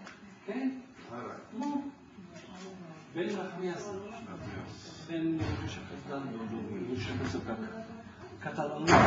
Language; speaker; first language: Hebrew; non-native, fluent; Ladino